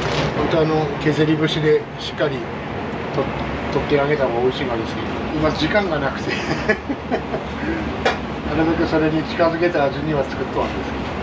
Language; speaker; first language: Japanese; native; Japanese